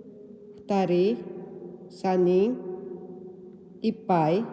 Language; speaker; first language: Japanese; non-native, learner; Filipino